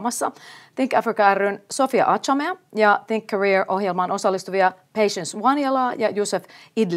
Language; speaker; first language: Finnish; native; Finnish